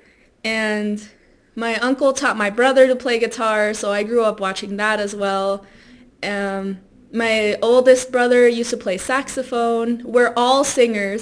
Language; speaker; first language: English; early bilingual, other home language; Spanish